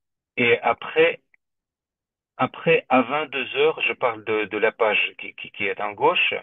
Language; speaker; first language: French; non-native, fluent; Russian